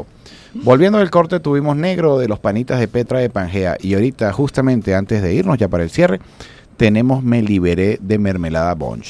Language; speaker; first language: Spanish; native; Spanish